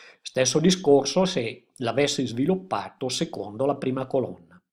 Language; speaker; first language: Italian; native; Italian